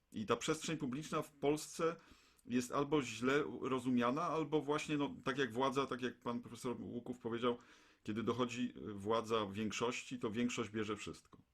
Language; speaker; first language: Polish; native; Polish